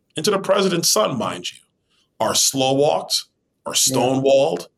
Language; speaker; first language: English; native; English